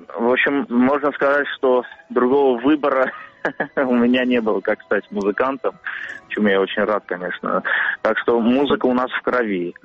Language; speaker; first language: Russian; non-native, local second language; Armenian